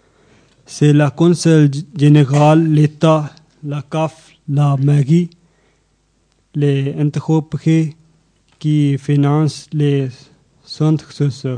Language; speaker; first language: French; non-native, learner; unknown